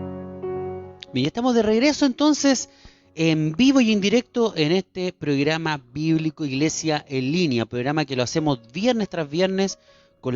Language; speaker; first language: Spanish; native; Spanish